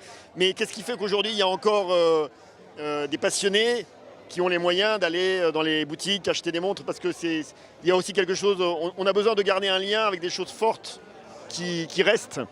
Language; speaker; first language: French; native; French